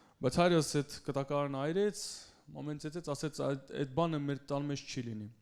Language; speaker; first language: Armenian; early bilingual, heritage; Russian